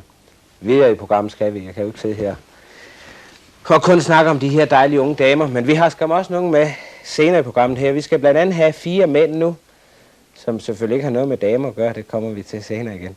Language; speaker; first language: Danish; native; Danish